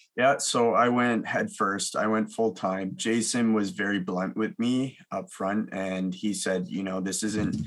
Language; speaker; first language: English; native; English